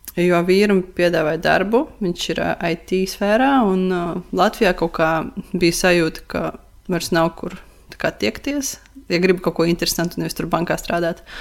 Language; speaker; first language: Latvian; non-native, local second language; Russian